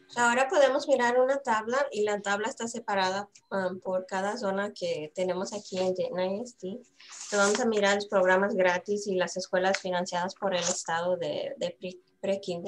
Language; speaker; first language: Spanish; early bilingual, heritage; Spanish